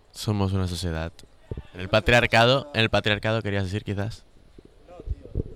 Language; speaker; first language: Spanish; native; Spanish